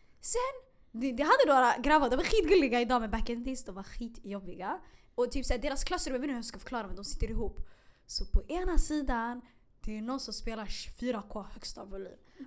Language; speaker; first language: Swedish; early bilingual, other home language; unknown